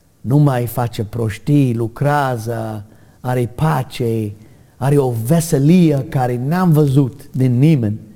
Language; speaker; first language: Romanian; non-native, learner; English